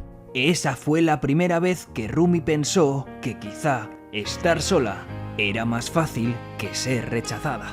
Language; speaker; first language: Spanish; native; Spanish